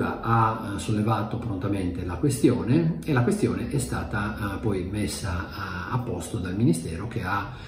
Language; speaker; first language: Italian; native; Italian